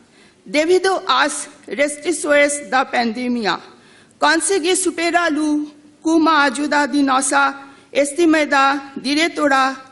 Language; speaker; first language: Portuguese; non-native, learner; Bangla